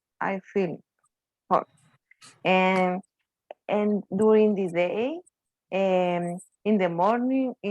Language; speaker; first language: English; non-native, learner; Spanish